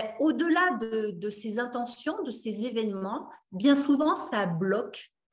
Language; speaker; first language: French; native; French